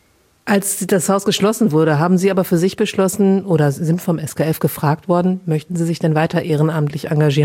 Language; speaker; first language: German; native; German